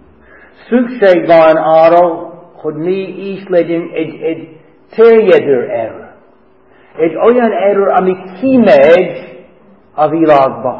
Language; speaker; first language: Hungarian; non-native, fluent; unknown